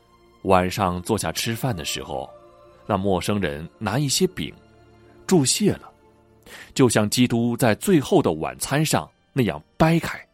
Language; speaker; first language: Chinese; native; Chinese